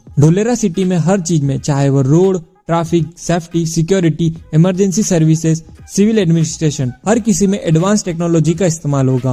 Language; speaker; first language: Hindi; native; Hindi